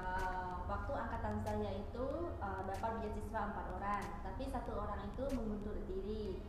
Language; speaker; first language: Indonesian; non-native, fluent; Khmer